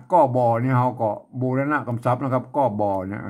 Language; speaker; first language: Thai; non-native, local second language; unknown